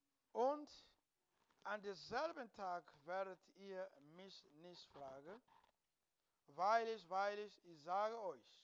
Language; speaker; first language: German; non-native, learner; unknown